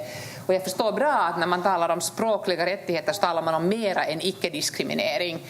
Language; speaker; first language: Swedish; native; Swedish